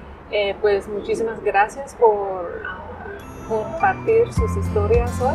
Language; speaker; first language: Spanish; non-native, fluent; English